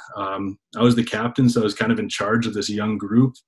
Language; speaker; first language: English; native; English